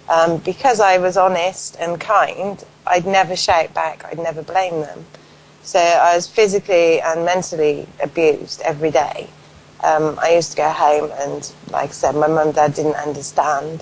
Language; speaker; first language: English; native; English